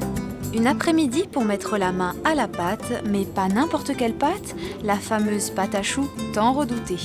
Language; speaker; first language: French; native; French